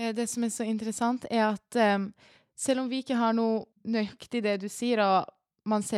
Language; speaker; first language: Norwegian; early bilingual, other home language; Persian